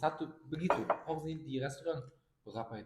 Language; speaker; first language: Indonesian; non-native, learner; German